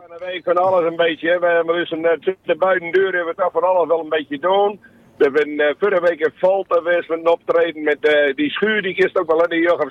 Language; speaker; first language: Dutch; native; Dutch